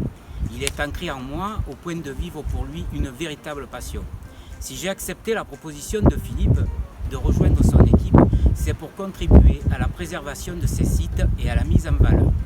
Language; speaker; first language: French; native; French